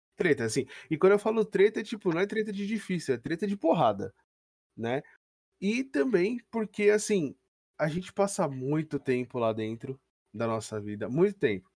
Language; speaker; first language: Portuguese; native; Portuguese